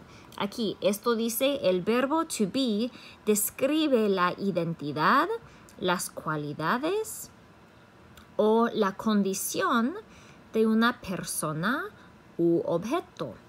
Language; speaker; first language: Spanish; non-native, fluent; English